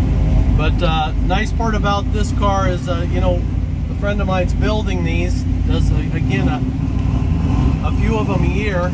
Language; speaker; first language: English; native; English